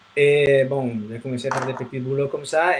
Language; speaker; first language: French; non-native, fluent; Spanish